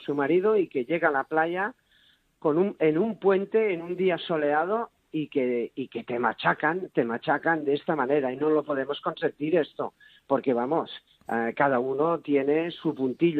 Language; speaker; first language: Spanish; native; Spanish